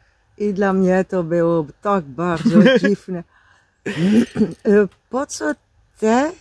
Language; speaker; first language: Polish; non-native, learner; Dutch